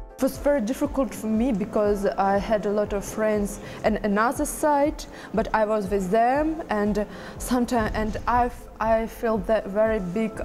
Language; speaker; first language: English; non-native, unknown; Russian